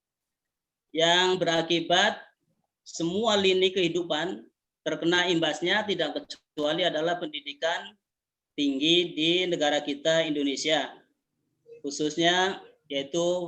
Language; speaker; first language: Indonesian; native; Indonesian